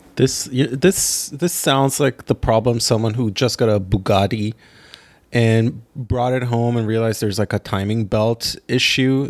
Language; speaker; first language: English; non-native, fluent; Hebrew